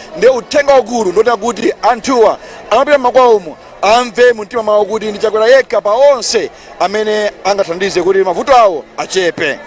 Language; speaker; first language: Nyanja; native; Nyanja